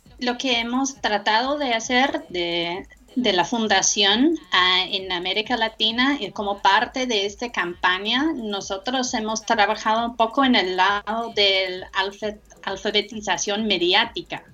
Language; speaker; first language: Spanish; non-native, fluent; English